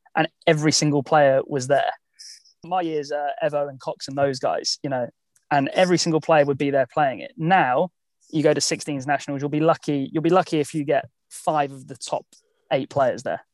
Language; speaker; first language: English; native; English